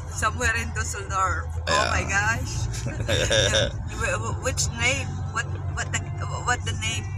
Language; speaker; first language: English; non-native, local second language; Filipino